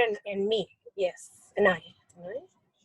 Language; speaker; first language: English; non-native, learner; Spanish